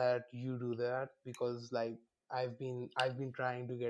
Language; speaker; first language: English; non-native, local second language; Urdu